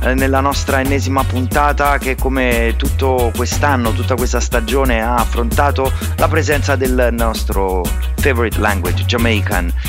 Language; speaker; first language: Italian; native; Italian